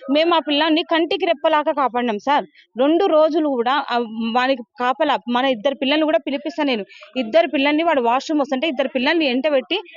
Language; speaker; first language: Telugu; native; Telugu